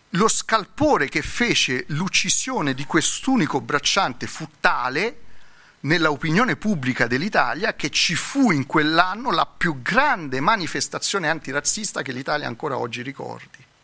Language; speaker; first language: Italian; native; Italian